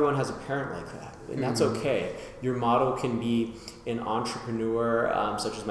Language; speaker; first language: English; native; English